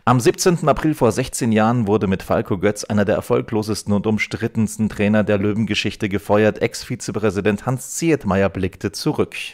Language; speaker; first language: German; native; German